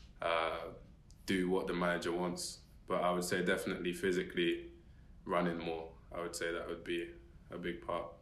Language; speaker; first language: English; native; English